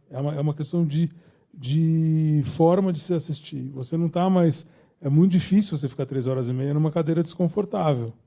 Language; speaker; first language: Portuguese; native; Portuguese